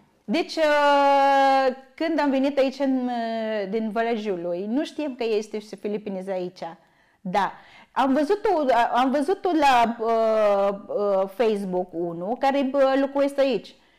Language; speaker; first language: Romanian; non-native, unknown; Filipino